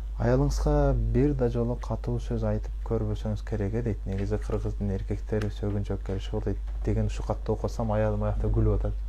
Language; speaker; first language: Kyrgyz; early bilingual, heritage; Kyrgyz